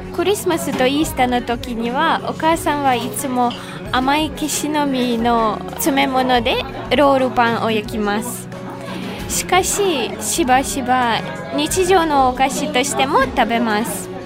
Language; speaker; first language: Japanese; non-native, fluent; Ukrainian